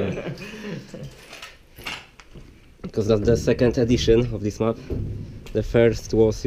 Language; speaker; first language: English; non-native, learner; Polish